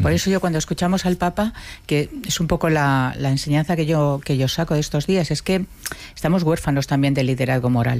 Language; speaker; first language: Spanish; native; Spanish